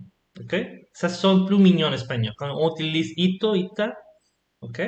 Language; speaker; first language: French; non-native, fluent; Spanish